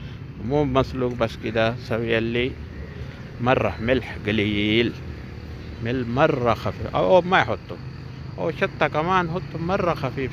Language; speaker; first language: Arabic; non-native, learner; Urdu